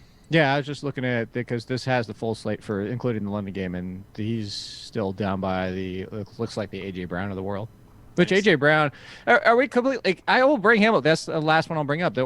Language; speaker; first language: English; native; English